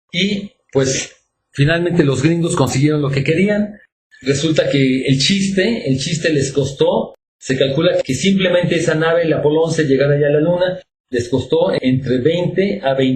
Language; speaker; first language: Spanish; native; Spanish